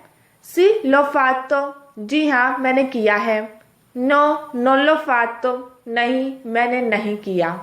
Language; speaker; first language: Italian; non-native, fluent; Urdu